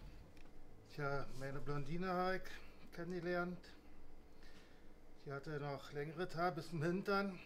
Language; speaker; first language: German; native; German